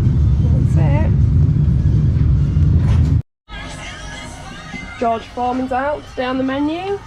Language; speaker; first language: English; native; English